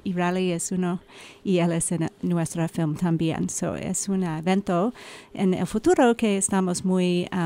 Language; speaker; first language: Spanish; non-native, learner; English